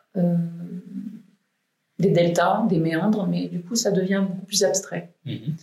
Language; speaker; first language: French; native; French